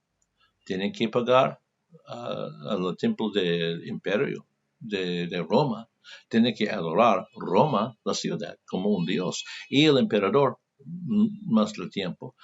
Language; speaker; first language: Spanish; non-native, fluent; English